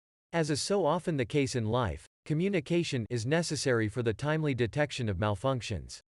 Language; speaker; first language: English; non-native, fluent; German